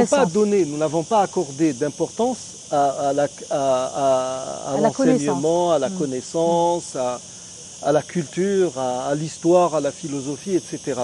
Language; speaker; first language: French; non-native, local second language; Arabic